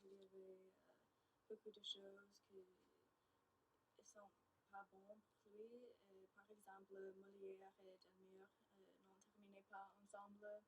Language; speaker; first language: French; non-native, learner; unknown